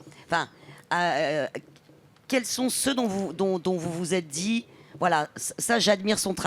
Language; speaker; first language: French; native; French